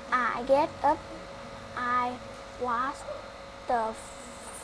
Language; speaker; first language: English; non-native, learner; Vietnamese